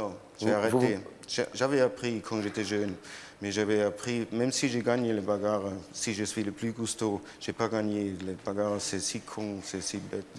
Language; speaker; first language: French; non-native, learner; German